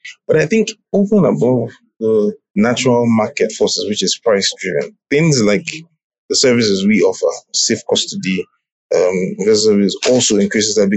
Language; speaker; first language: English; non-native, local second language; Yoruba